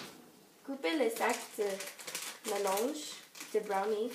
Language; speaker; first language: French; non-native, learner; English